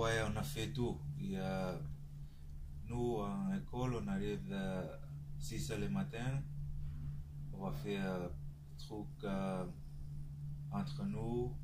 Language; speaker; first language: French; non-native, learner; Tongan